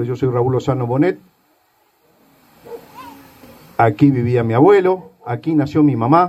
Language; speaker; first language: Spanish; native; Spanish